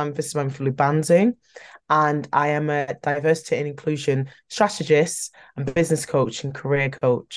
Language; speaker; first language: English; native; English